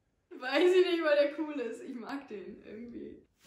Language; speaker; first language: German; native; German